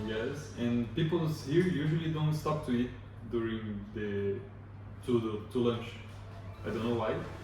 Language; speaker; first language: English; non-native, learner; Portuguese